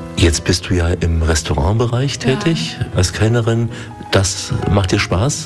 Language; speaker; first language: German; native; German